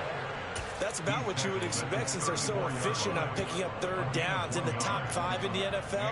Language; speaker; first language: English; native; English